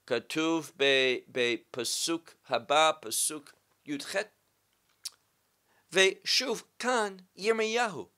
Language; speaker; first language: Hebrew; non-native, fluent; English